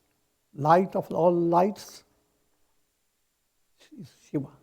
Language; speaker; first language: English; non-native, local second language; Hindi